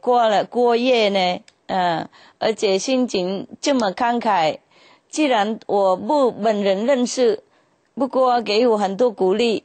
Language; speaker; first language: Chinese; non-native, fluent; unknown